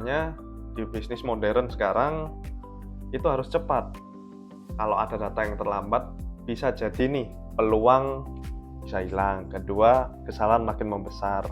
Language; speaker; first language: Indonesian; native; Indonesian